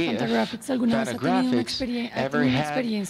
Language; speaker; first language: Spanish; native; Spanish